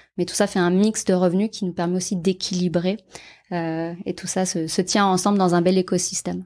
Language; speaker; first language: French; native; French